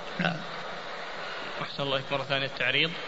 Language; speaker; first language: Arabic; native; Arabic